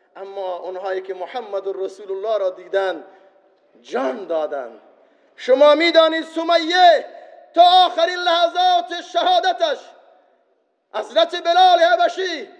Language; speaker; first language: Persian; non-native, local second language; Baluchi